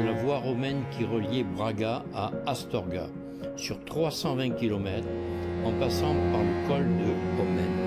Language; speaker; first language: French; native; French